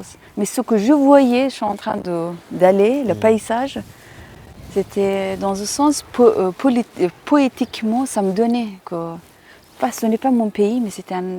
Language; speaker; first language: French; non-native, fluent; Persian